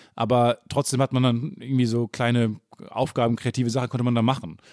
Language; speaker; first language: German; native; German